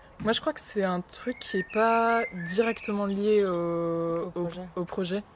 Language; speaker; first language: French; native; French